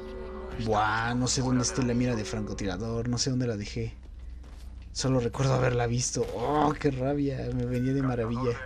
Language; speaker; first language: Spanish; native; Spanish